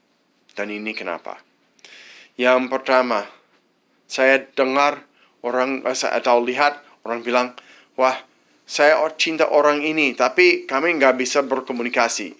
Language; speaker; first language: Indonesian; non-native, fluent; English